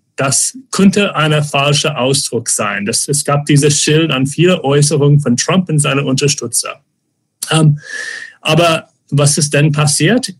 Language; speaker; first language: German; non-native, fluent; English